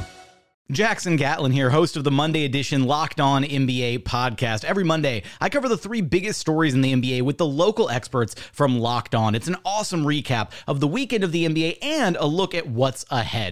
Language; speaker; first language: English; native; English